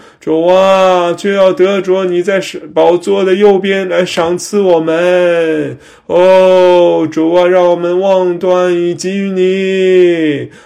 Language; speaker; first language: Chinese; native; Chinese